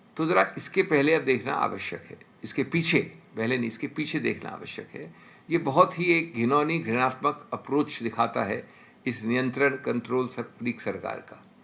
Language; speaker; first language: Hindi; native; Hindi